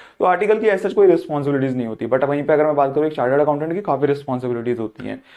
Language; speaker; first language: Hindi; native; Hindi